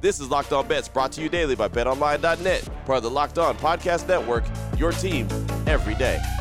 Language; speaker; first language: English; native; English